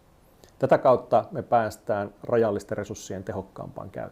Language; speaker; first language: Finnish; native; Finnish